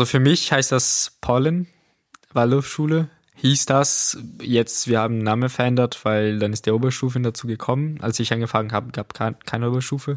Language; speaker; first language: German; non-native, fluent; Portuguese